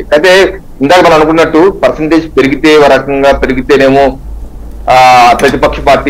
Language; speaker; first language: Telugu; native; Telugu